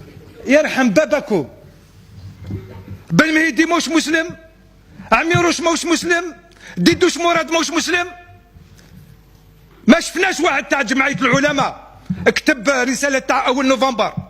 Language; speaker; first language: Arabic; non-native, local second language; Kabyle